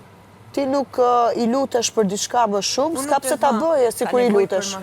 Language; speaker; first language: Albanian; native; Albanian